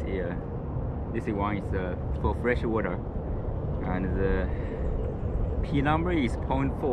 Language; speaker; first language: English; non-native, learner; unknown